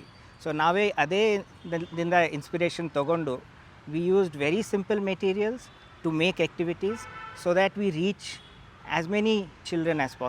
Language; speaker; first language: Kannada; non-native, local second language; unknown